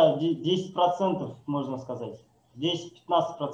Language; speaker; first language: Russian; non-native, local second language; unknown